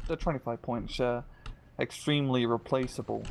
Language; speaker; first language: English; native; English